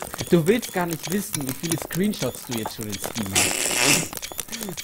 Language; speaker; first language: German; native; German